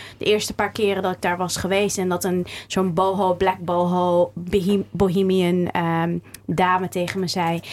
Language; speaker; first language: Dutch; early bilingual, other home language; Somali